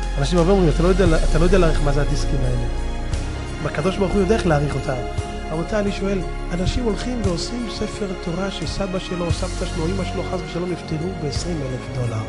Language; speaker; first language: Hebrew; native; Hebrew